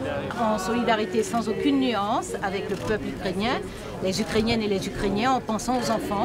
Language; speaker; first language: French; native; French